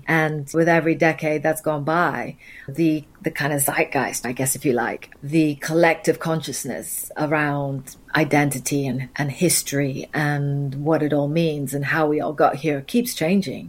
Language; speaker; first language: English; native; English